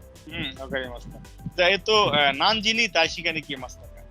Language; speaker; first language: Japanese; non-native, fluent; Bangla